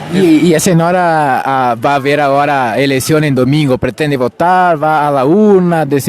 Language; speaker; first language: Spanish; non-native, learner; Portuguese